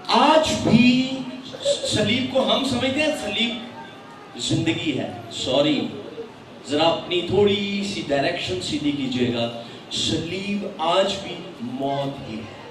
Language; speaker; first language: Urdu; non-native, local second language; Punjabi